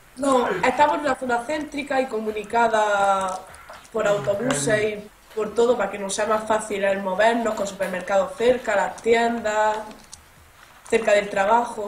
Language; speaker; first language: Spanish; native; Spanish